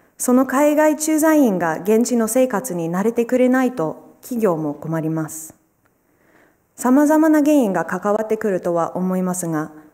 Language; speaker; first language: Japanese; non-native, fluent; English